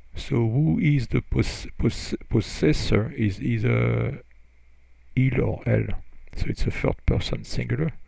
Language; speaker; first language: English; non-native, fluent; French